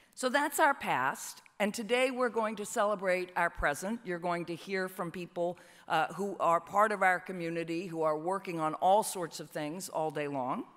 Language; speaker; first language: English; native; English